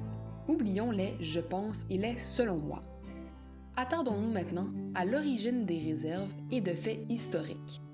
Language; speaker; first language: French; native; French